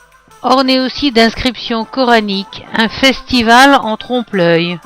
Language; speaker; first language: French; native; French